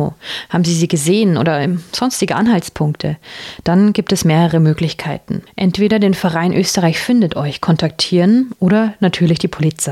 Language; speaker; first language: German; native; German